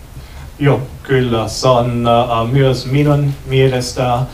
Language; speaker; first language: Finnish; non-native, learner; German